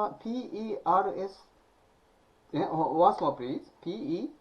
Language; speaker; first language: English; non-native, learner; Japanese